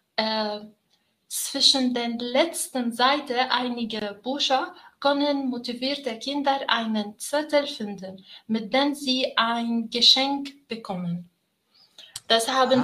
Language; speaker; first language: German; non-native, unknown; Arabic